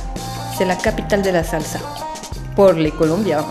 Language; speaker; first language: French; non-native, fluent; Spanish